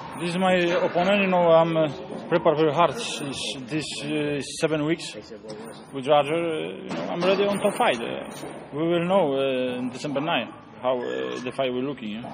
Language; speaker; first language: English; non-native, learner; Polish